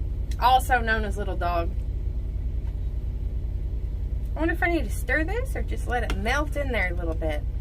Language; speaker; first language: English; native; English